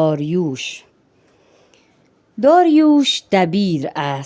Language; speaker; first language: Persian; non-native, fluent; Urdu